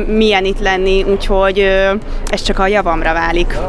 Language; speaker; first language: Hungarian; native; Hungarian